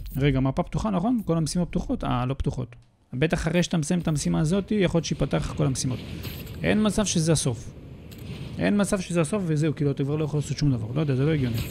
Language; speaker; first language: Hebrew; native; Hebrew